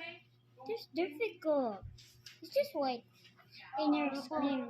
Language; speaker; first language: English; non-native, local second language; Filipino